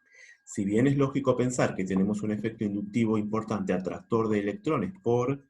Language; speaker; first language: Spanish; native; Spanish